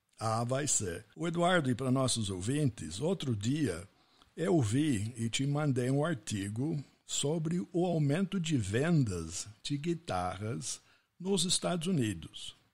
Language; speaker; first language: Portuguese; non-native, fluent; English